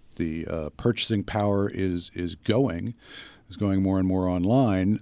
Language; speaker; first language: English; native; English